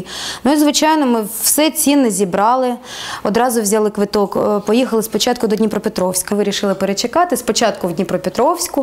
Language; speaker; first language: Ukrainian; non-native, local second language; Russian